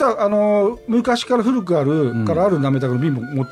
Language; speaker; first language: Japanese; native; Japanese